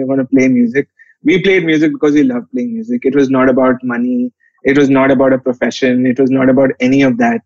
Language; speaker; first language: English; non-native, local second language; Hindi